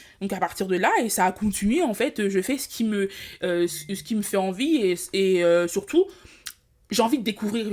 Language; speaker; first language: French; early bilingual, other home language; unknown